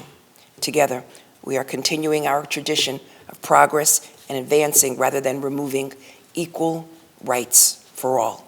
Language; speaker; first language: English; native; English